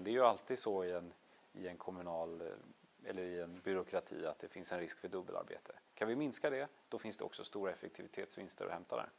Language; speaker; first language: Swedish; native; Swedish